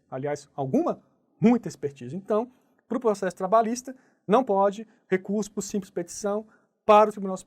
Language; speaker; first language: Portuguese; native; Portuguese